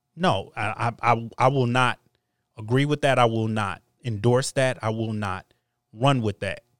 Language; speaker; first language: English; native; English